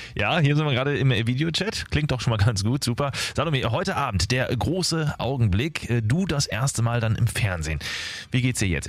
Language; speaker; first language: German; native; German